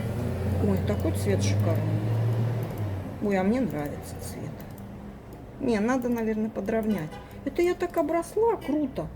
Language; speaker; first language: Russian; native; Russian